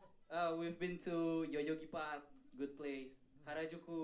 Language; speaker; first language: English; non-native, learner; Indonesian